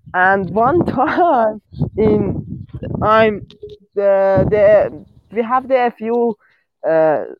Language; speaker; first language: English; non-native, learner; Persian